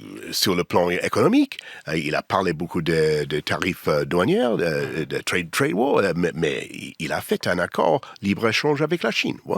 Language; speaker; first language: French; non-native, learner; English